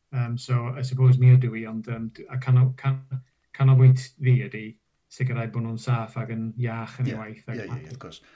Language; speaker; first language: Welsh; non-native, local second language; English